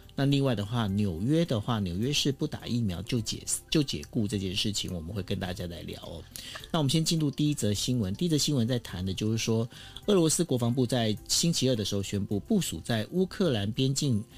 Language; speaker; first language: Chinese; native; Chinese